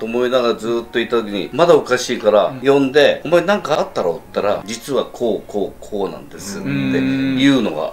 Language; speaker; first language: Japanese; native; Japanese